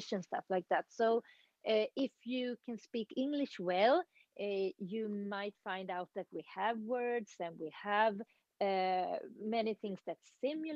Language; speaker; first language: English; non-native, fluent; Swedish